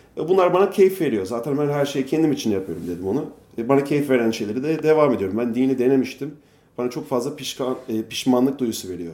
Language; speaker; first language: Turkish; non-native, fluent; English